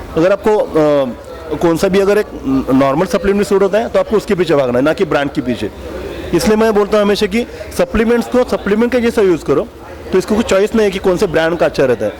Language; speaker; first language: Hindi; non-native, local second language; Marathi